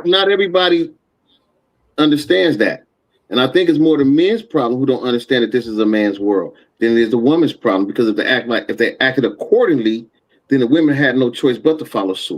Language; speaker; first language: English; native; English